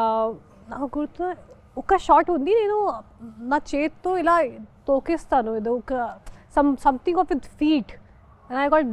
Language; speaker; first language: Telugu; non-native, local second language; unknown